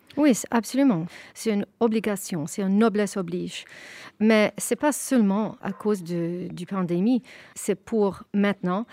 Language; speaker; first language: French; non-native, fluent; English